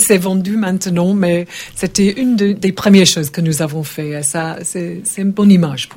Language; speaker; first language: French; non-native, learner; English